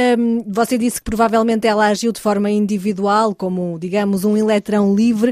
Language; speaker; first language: Portuguese; native; Portuguese